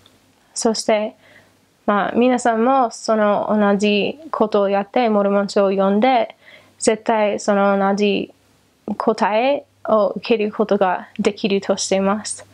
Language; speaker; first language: Japanese; non-native, learner; English